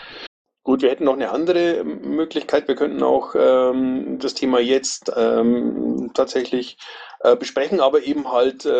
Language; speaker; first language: German; native; German